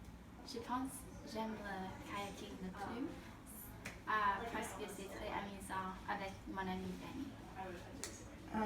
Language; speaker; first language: French; non-native, learner; English